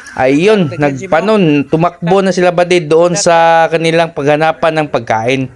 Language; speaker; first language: Filipino; non-native, local second language; Cebuano